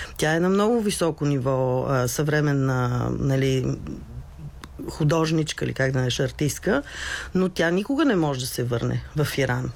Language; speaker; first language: Bulgarian; native; Bulgarian